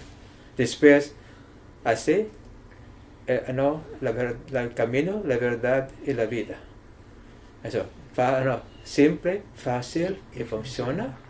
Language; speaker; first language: Spanish; non-native, learner; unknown